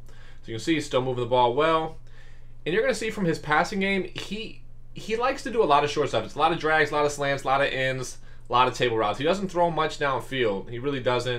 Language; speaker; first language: English; native; English